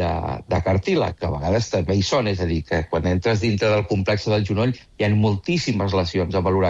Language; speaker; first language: Catalan; native; Catalan